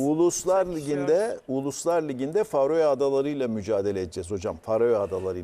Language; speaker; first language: Turkish; native; Turkish